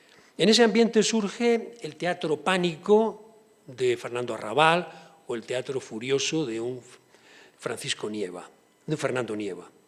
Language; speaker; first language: Spanish; native; Spanish